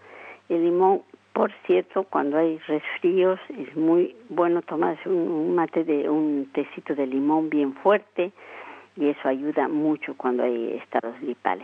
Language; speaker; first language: Spanish; native; Spanish